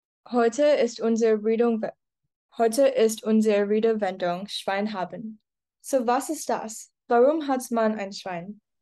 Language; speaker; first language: German; non-native, learner; English